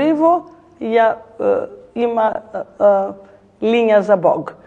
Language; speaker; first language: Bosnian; non-native, learner; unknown